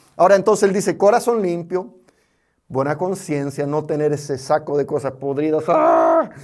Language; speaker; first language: Spanish; non-native, fluent; English